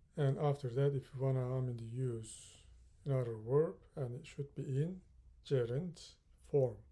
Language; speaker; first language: English; non-native, fluent; Turkish